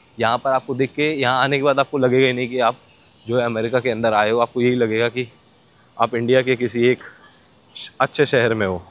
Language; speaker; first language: Hindi; native; Hindi